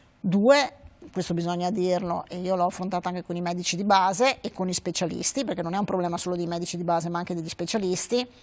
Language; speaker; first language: Italian; native; Italian